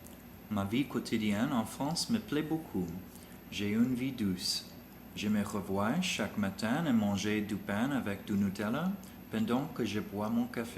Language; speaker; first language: French; non-native, learner; English